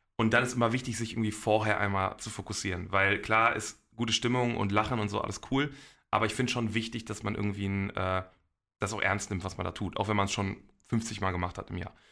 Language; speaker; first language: German; early bilingual, other home language; Polish